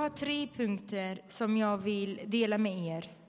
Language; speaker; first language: Swedish; non-native, fluent; Arabic